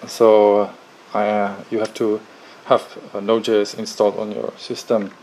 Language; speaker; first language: English; non-native, fluent; Czech